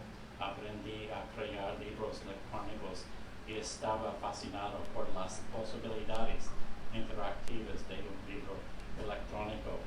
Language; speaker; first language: Spanish; non-native, fluent; English